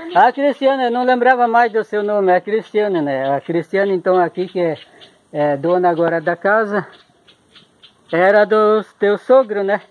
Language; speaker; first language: Portuguese; native; Portuguese